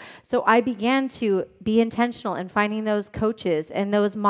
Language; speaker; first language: English; native; English